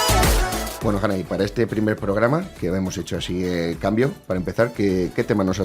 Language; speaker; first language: Spanish; native; Spanish